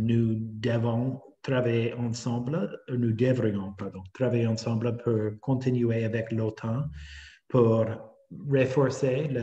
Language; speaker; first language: French; non-native, fluent; English